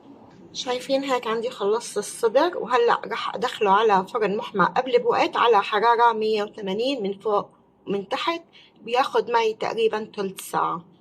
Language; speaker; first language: Arabic; native; Arabic